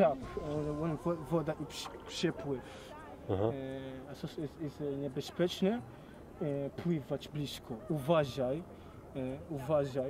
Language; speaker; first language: Polish; non-native, learner; Swahili